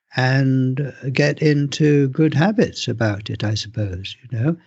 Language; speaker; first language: English; native; English